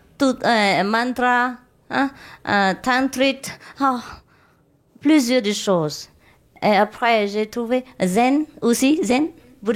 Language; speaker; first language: French; non-native, learner; Chinese